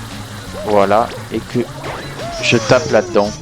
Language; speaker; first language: French; native; French